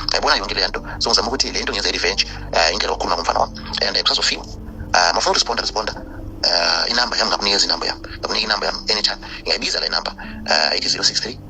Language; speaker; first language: Zulu; non-native, fluent; Nyanja